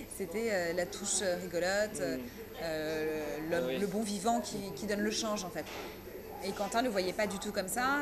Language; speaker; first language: French; early bilingual, other home language; Persian